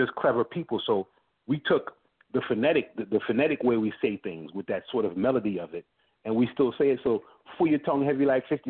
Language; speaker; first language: English; early bilingual, other home language; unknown